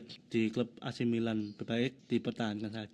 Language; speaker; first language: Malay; non-native, local second language; Javanese